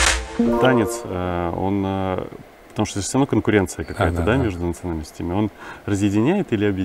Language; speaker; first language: Russian; native; Russian